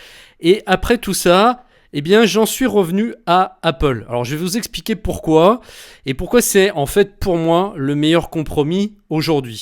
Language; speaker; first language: French; native; French